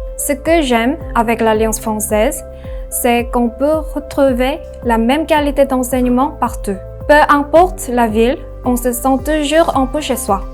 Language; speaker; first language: French; non-native, learner; Korean